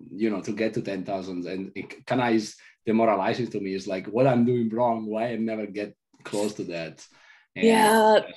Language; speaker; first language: English; non-native, fluent; Italian